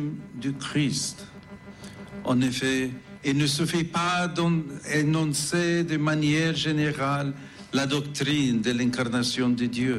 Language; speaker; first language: French; non-native, fluent; English